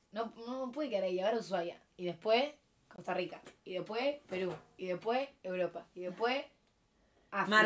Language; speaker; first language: Spanish; native; Spanish